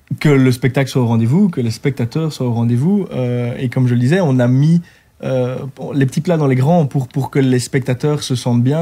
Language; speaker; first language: French; native; French